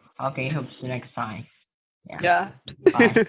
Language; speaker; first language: English; non-native, learner; Chinese